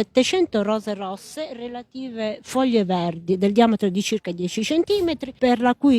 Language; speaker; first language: Italian; native; Italian